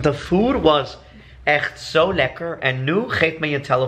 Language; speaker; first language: Dutch; non-native, learner; English